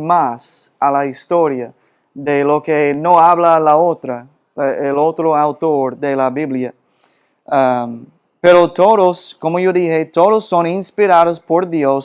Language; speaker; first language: Spanish; non-native, fluent; English